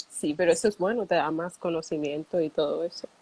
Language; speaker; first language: Spanish; early bilingual, heritage; Spanish